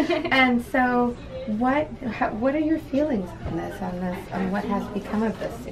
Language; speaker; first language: English; native; English